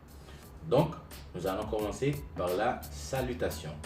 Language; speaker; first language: French; non-native, local second language; Haitian Creole